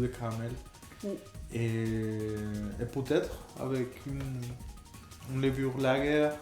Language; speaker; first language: French; non-native, fluent; Spanish